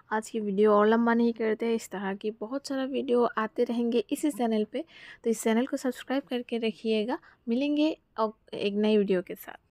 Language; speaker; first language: Hindi; non-native, local second language; Bangla